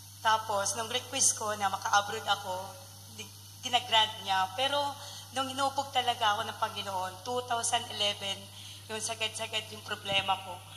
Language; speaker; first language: Filipino; native; Filipino